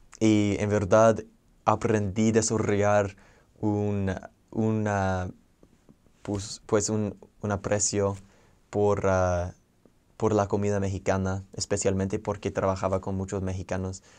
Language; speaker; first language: Spanish; non-native, fluent; English